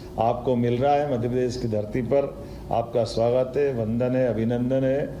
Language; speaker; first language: Hindi; native; Hindi